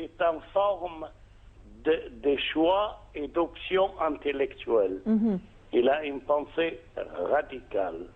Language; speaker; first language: French; non-native, fluent; Arabic